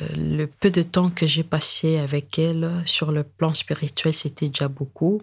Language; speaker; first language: French; non-native, local second language; Lingala